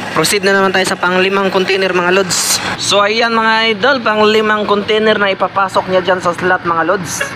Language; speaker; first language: Filipino; non-native, local second language; Cebuano